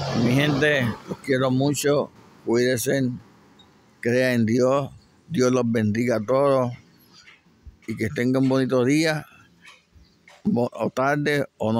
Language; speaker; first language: Spanish; native; Spanish